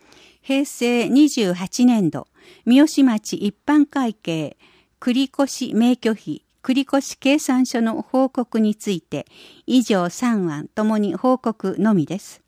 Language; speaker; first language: Japanese; native; Japanese